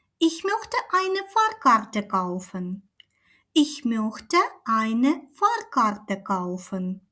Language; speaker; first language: German; non-native, fluent; Ukrainian